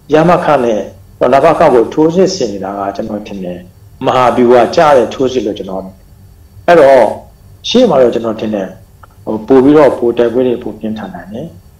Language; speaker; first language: Burmese; non-native, local second language; Shan